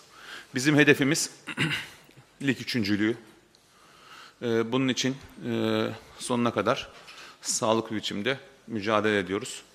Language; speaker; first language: Turkish; native; Turkish